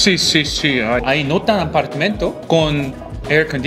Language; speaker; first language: Spanish; non-native, learner; Korean